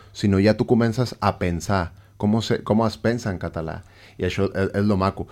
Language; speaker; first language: Catalan; non-native, fluent; Spanish